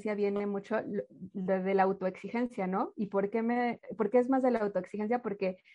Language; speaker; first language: Spanish; native; Spanish